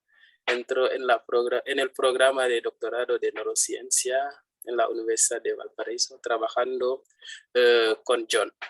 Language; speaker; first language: Spanish; non-native, fluent; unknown